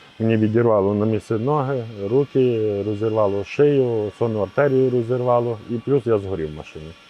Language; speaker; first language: Ukrainian; native; Ukrainian